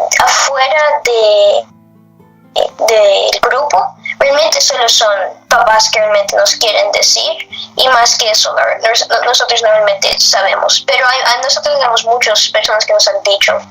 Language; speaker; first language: Spanish; non-native, fluent; English